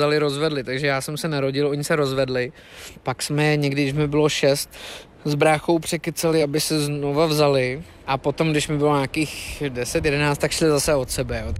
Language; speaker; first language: Czech; native; Czech